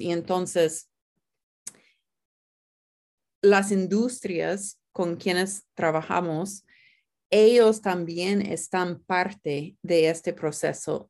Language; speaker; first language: Spanish; non-native, fluent; English